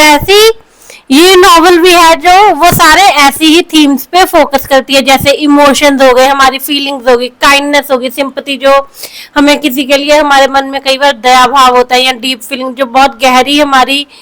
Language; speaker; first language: Hindi; non-native, local second language; Punjabi